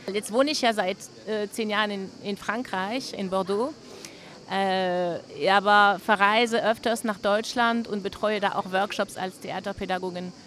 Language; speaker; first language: German; non-native, fluent; French